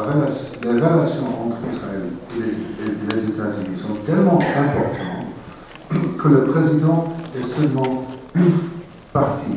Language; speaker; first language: French; non-native, fluent; English